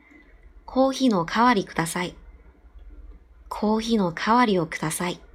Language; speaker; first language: Japanese; non-native, fluent; Chinese